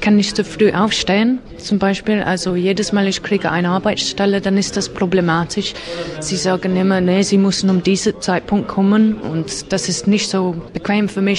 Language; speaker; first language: German; non-native, learner; English